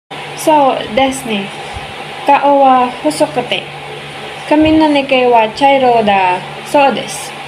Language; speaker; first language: Japanese; non-native, learner; Filipino